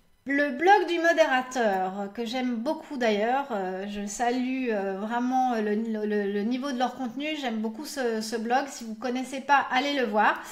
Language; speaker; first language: French; native; French